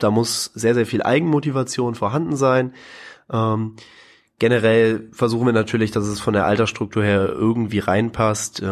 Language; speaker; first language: German; native; German